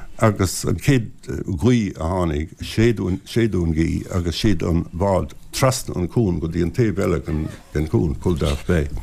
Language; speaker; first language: Irish; non-native, local second language; English